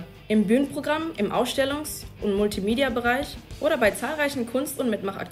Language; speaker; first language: German; native; German